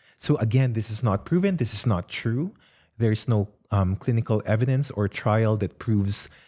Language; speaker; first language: English; non-native, local second language; Filipino